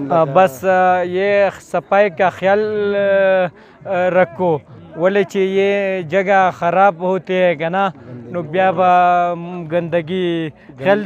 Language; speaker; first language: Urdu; non-native, local second language; Pashto